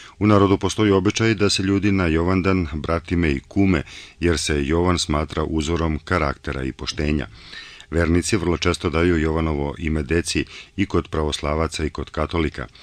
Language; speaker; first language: Bosnian; non-native, local second language; Bulgarian